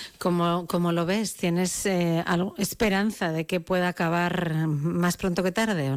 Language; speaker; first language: Spanish; native; Spanish